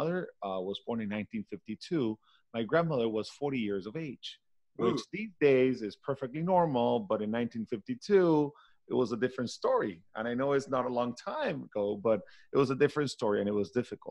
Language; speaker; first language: English; non-native, fluent; Spanish